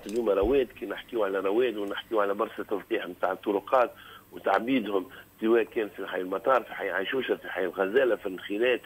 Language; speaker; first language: Arabic; native; Arabic